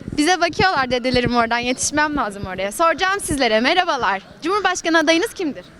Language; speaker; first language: Turkish; native; Turkish